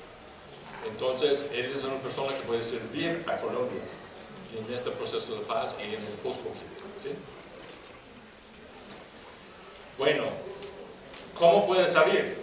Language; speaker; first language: Spanish; non-native, fluent; English